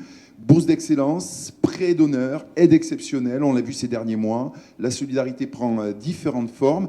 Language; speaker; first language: French; native; French